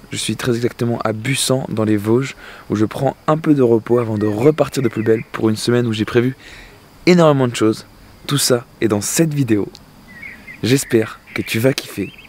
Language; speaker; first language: French; native; French